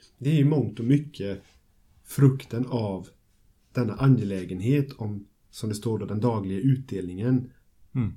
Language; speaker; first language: Swedish; native; Swedish